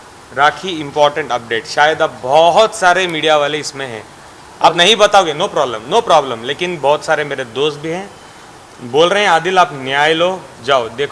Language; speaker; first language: Hindi; native; Hindi